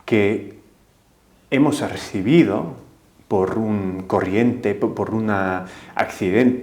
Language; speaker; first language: Spanish; non-native, fluent; English